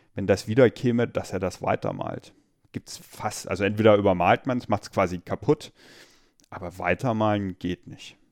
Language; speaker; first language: German; native; German